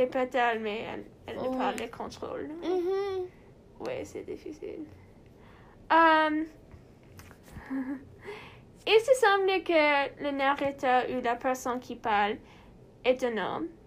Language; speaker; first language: French; non-native, learner; English